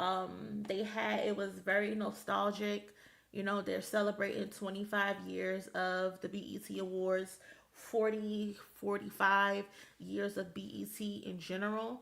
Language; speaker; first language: English; native; English